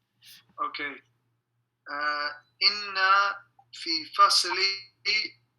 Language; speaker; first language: Arabic; non-native, learner; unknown